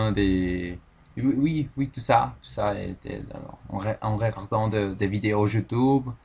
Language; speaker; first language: French; non-native, fluent; Spanish